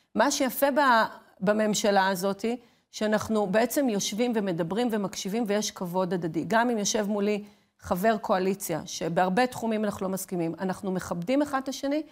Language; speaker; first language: Hebrew; native; Hebrew